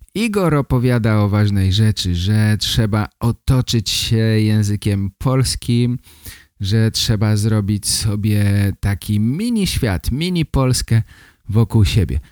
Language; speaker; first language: Polish; native; Polish